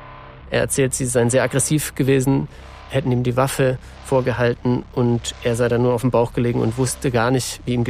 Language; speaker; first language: German; native; German